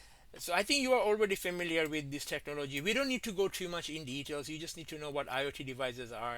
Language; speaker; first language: English; non-native, fluent; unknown